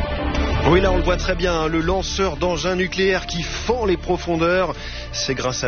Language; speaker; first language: French; native; French